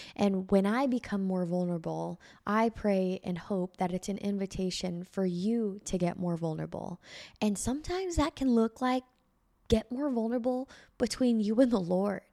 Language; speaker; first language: English; early bilingual, other home language; Filipino